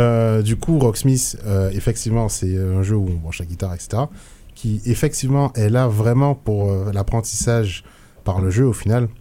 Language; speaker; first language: French; native; French